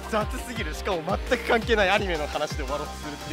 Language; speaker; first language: Japanese; native; Japanese